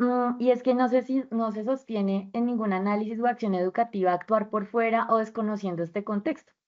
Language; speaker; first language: Spanish; native; Spanish